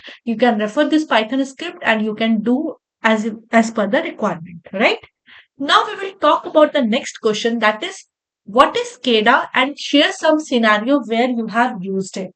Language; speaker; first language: English; non-native, local second language; Hindi